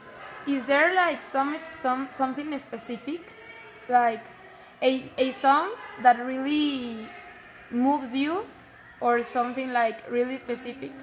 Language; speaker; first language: English; non-native, learner; Spanish